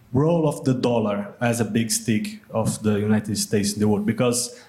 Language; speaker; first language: English; non-native, fluent; Portuguese